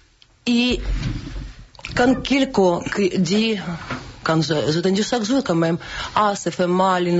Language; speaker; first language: French; non-native, learner; Russian